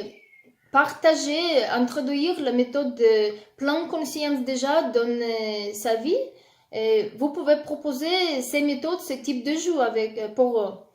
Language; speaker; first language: French; non-native, learner; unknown